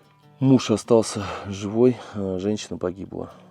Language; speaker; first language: Russian; native; Russian